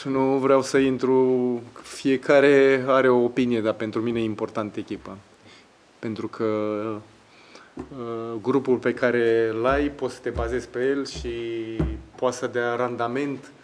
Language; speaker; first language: Romanian; non-native, fluent; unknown